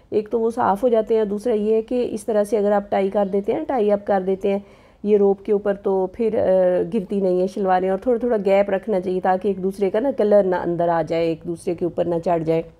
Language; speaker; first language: Urdu; native; Urdu